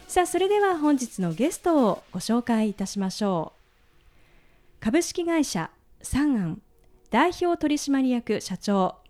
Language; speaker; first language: Japanese; native; Japanese